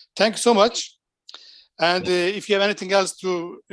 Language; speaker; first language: English; non-native, fluent; Turkish